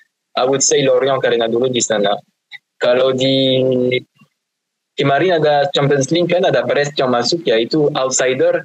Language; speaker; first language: Indonesian; non-native, fluent; French